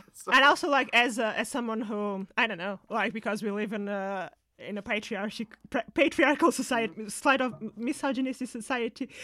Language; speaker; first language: English; non-native, fluent; Portuguese